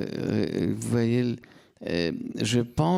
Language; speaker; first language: French; non-native, fluent; Polish